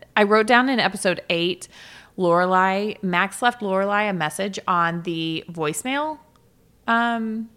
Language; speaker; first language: English; native; English